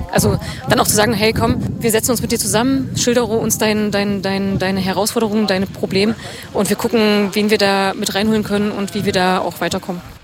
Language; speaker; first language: German; native; German